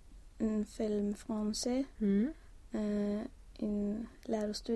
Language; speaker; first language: French; non-native, learner; Swedish